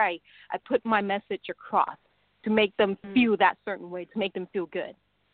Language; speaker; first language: English; non-native, local second language; Cantonese